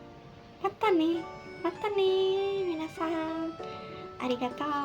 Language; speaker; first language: Japanese; non-native, learner; Indonesian